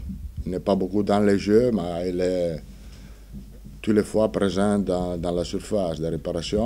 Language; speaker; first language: French; non-native, fluent; Italian